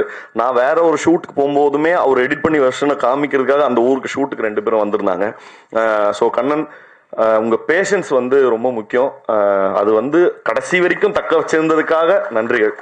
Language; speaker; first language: Tamil; native; Tamil